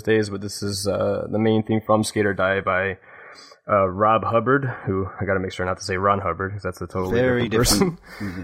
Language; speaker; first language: English; native; English